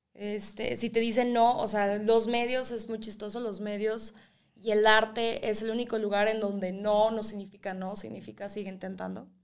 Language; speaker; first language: Spanish; native; Spanish